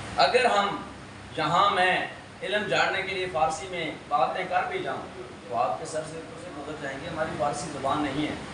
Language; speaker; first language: Urdu; non-native, local second language; Punjabi